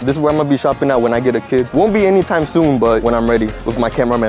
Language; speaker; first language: English; early bilingual, other home language; Spanish